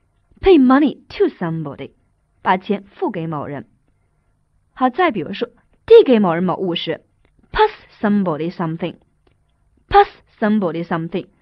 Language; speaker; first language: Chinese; native; Chinese